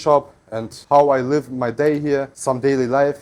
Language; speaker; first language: English; non-native, learner; Turkish